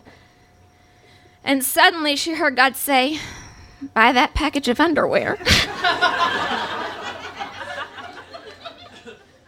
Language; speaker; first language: English; native; English